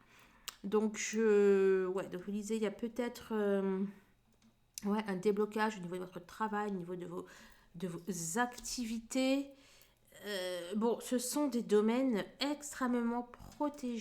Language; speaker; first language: French; native; French